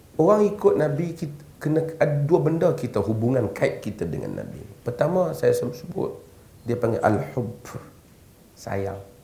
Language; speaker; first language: Malay; native; Malay